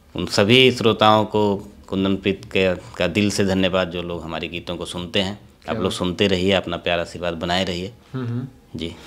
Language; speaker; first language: Hindi; native; Hindi